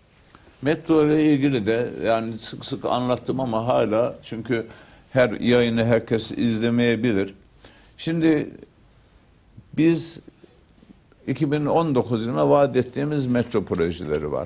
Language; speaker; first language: Turkish; native; Turkish